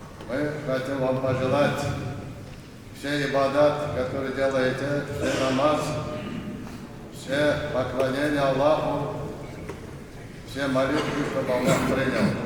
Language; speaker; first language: Russian; non-native, local second language; Kumyk